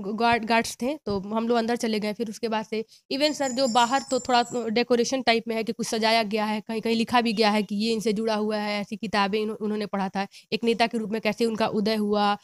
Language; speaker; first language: Hindi; native; Hindi